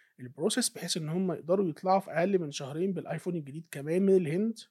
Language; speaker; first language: Arabic; native; Arabic